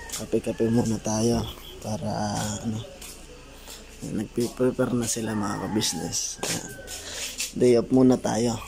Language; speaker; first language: Filipino; native; Filipino